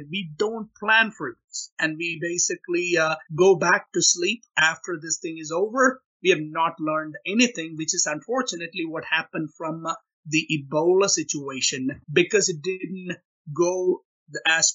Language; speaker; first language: English; non-native, local second language; Malayalam